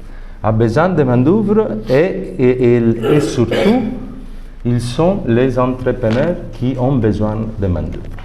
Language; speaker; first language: French; non-native, fluent; Italian